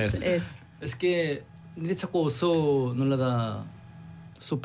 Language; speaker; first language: Basque; non-native, learner; Korean